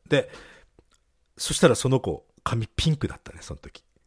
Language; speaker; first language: Japanese; native; Japanese